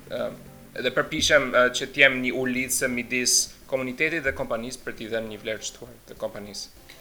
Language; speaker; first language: Albanian; early bilingual, heritage; Albanian